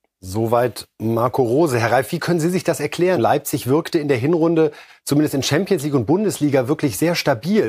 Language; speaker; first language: German; native; German